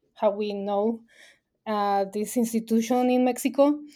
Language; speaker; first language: English; non-native, fluent; Spanish